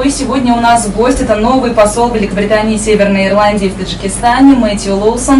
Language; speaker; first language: Russian; native; Russian